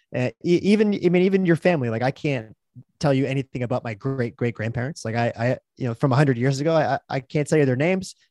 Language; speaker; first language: English; native; English